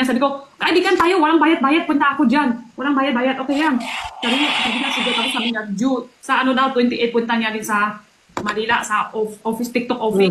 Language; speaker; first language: Filipino; non-native, learner; Chinese